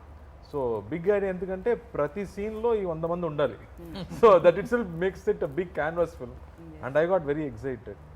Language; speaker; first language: Telugu; non-native, fluent; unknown